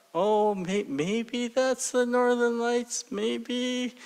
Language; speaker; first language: English; early bilingual, other home language; Japanese